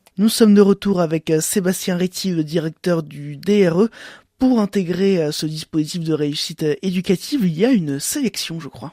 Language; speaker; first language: French; native; French